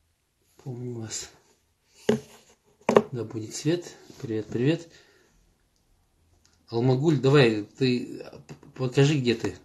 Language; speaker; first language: Russian; native; Russian